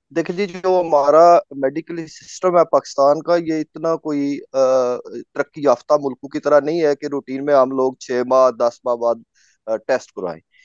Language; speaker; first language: Urdu; non-native, local second language; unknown